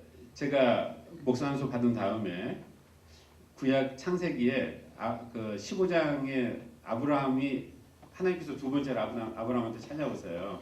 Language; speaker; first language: Korean; native; Korean